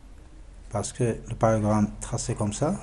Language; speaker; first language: French; non-native, local second language; Arabic